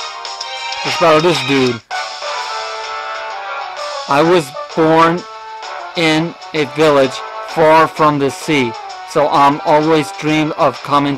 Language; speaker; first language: English; native; English